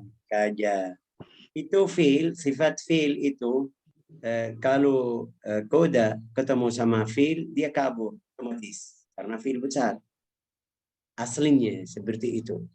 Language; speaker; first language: Indonesian; non-native, fluent; Arabic